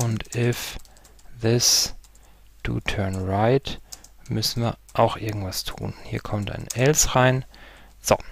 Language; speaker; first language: German; native; German